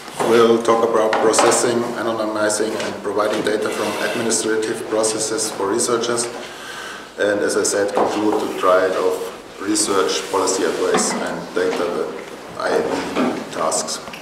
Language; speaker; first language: English; non-native, fluent; German